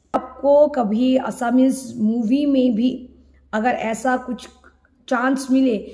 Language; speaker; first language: Hindi; non-native, local second language; Assamese